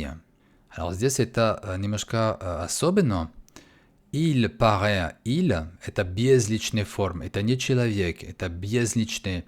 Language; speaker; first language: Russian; non-native, fluent; French